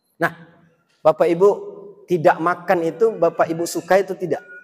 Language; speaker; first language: Indonesian; non-native, local second language; Minangkabau